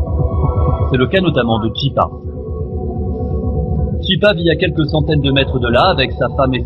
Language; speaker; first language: French; native; French